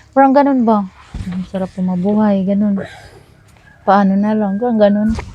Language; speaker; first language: Filipino; non-native, local second language; Cebuano